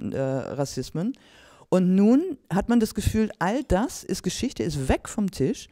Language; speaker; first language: German; native; German